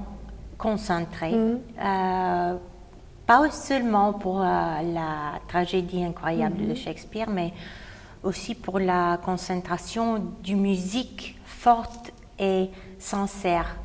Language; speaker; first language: French; non-native, fluent; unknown